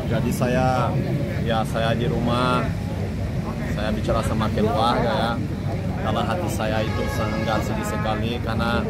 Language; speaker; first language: Indonesian; non-native, fluent; Portuguese